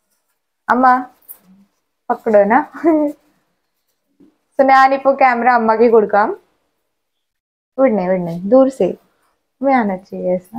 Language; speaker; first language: Malayalam; non-native, local second language; Hindi